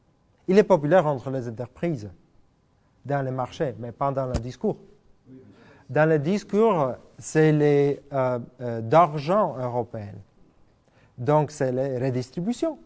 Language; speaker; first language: French; non-native, fluent; Polish